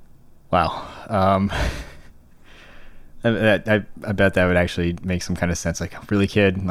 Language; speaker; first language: English; native; English